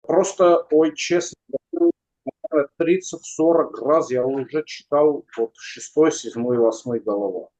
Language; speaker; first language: Russian; non-native, learner; Armenian